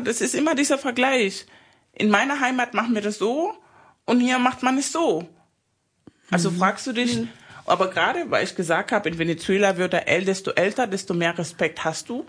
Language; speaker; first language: German; non-native, fluent; Spanish